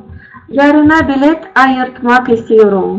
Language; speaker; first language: Turkish; non-native, learner; Russian